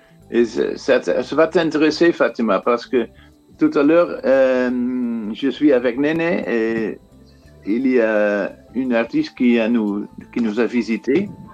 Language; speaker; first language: French; non-native, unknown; Dutch